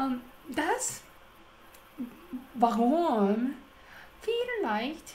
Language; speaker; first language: German; non-native, learner; Japanese